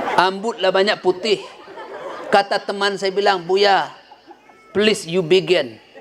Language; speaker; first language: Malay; non-native, local second language; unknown